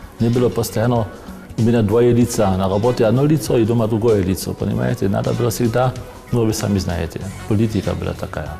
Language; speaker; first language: Russian; non-native, fluent; German